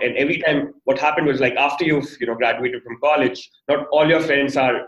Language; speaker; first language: English; non-native, local second language; Hindi